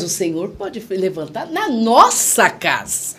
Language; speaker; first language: Portuguese; native; Portuguese